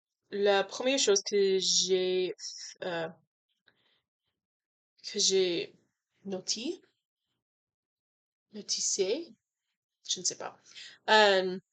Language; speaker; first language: French; non-native, learner; English